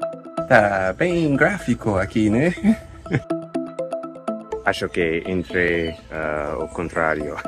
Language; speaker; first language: Portuguese; non-native, fluent; English